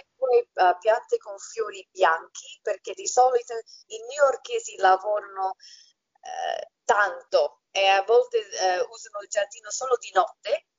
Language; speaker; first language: Italian; early bilingual, heritage; Italian